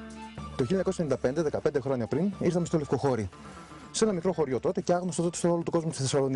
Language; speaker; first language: Greek; native; Greek